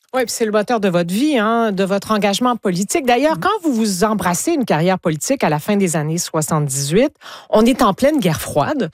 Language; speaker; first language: French; native; French